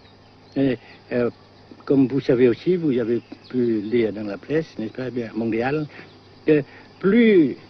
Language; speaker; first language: French; non-native, fluent; Vietnamese